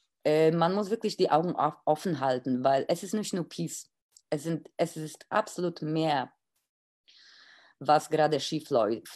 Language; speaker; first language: German; non-native, fluent; Polish